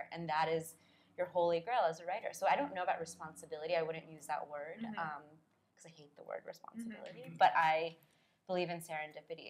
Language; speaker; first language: English; native; English